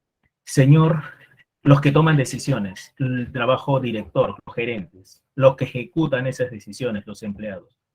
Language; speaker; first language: Spanish; native; Spanish